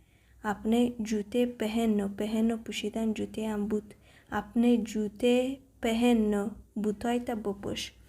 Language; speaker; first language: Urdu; non-native, fluent; Persian